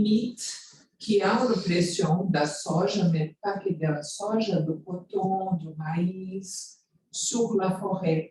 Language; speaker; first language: French; non-native, fluent; Portuguese